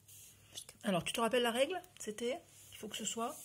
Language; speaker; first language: French; native; French